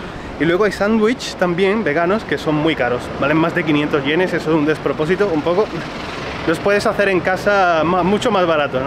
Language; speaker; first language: Spanish; native; Spanish